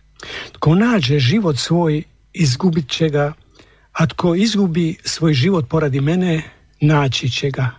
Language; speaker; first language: Croatian; native; Croatian